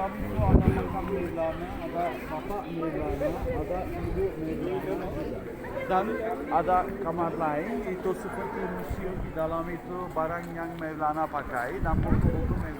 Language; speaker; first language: Indonesian; non-native, fluent; Turkish